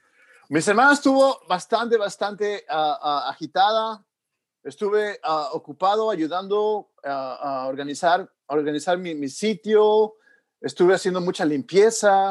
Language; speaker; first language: Spanish; early bilingual, heritage; Spanish